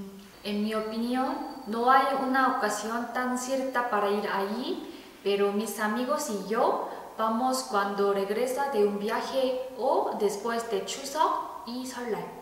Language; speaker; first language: Spanish; non-native, fluent; Korean